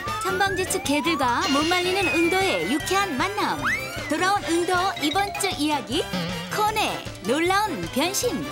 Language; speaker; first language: Korean; native; Korean